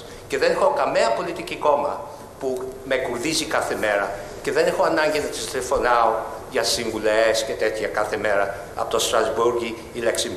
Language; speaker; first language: Greek; early bilingual, heritage; Greek